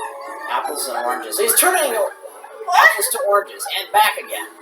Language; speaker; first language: English; native; English